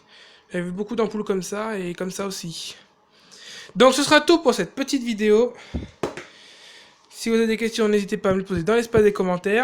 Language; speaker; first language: French; native; French